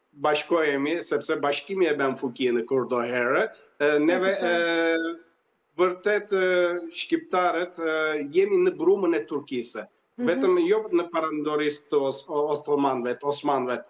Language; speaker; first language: Albanian; early bilingual, heritage; Albanian